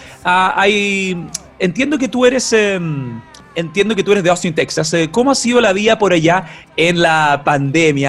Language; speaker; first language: Spanish; native; Spanish